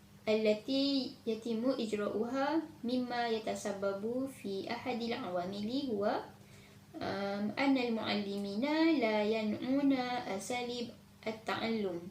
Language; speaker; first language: Arabic; non-native, learner; Malay